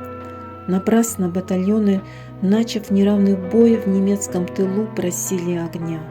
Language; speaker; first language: Russian; native; Russian